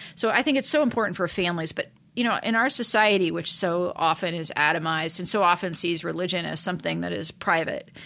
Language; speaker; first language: English; native; English